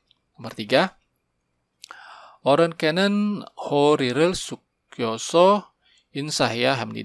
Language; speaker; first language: Korean; non-native, fluent; Indonesian